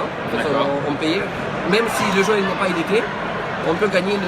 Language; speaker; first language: French; non-native, learner; Russian